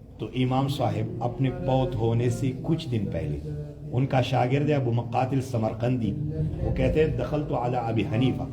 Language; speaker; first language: Urdu; non-native, local second language; Pashto